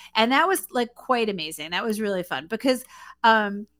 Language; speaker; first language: English; native; English